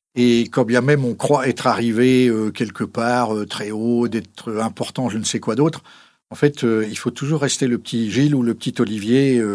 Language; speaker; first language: French; native; French